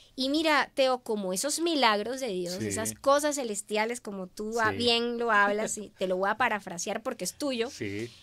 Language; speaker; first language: Spanish; native; Spanish